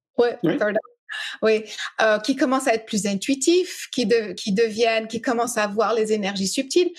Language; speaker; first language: French; early bilingual, other home language; English